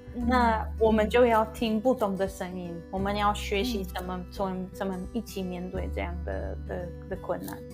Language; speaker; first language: Chinese; non-native, fluent; Polish